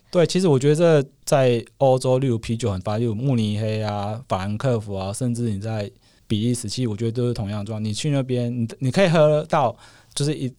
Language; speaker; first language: Chinese; native; Chinese